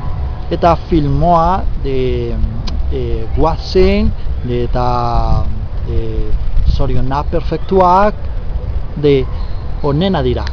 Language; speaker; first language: Basque; non-native, learner; Spanish